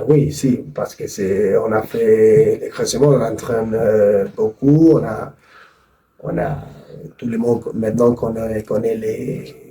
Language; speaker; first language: French; non-native, learner; Spanish